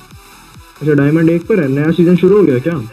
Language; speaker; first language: Hindi; native; Hindi